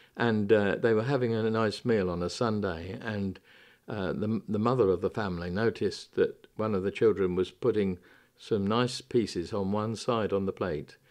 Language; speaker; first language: English; native; English